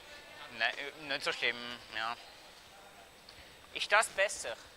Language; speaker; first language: German; non-native, fluent; French